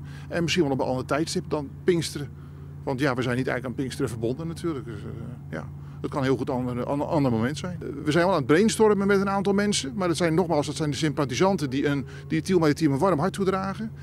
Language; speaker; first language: Dutch; native; Dutch